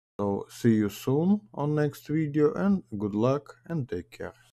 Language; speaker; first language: English; non-native, learner; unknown